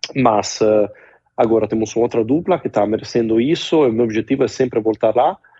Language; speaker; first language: Portuguese; non-native, fluent; Italian